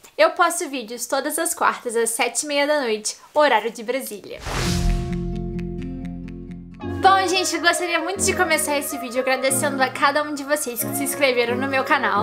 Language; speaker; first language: Portuguese; native; Portuguese